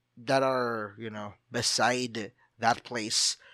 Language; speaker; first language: English; non-native, local second language; Filipino